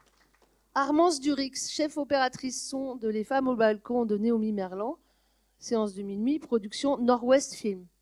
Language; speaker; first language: French; native; French